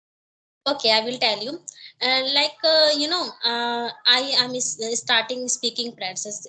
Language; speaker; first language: English; non-native, learner; Hindi